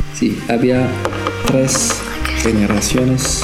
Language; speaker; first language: Spanish; non-native, learner; French